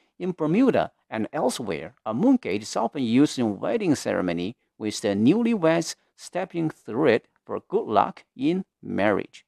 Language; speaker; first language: English; non-native, fluent; Chinese